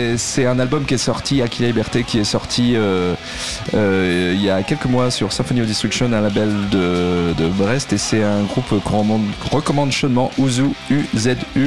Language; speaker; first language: French; native; French